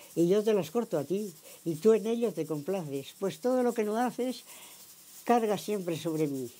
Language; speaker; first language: Spanish; native; Spanish